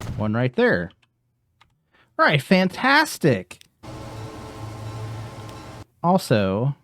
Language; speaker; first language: English; native; English